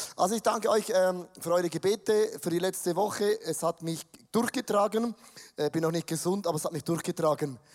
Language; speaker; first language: German; native; German